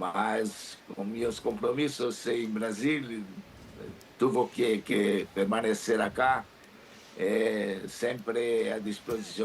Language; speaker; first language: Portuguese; non-native, learner; Spanish